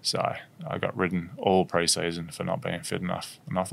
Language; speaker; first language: English; native; English